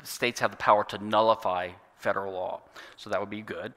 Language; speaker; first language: English; native; English